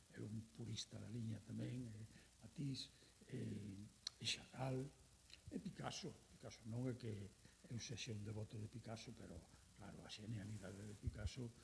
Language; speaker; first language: Galician; native; Galician